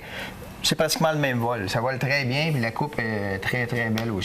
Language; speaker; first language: French; native; French